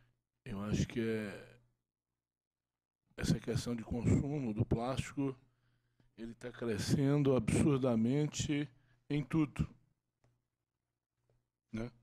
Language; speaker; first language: Portuguese; native; Portuguese